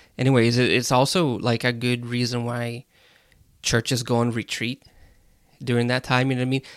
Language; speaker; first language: English; non-native, fluent; Portuguese